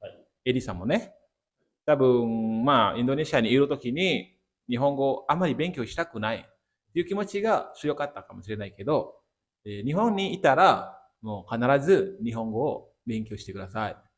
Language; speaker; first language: Japanese; non-native, fluent; Indonesian